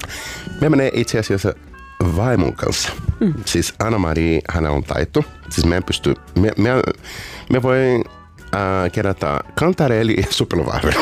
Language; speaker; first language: Finnish; non-native, fluent; Portuguese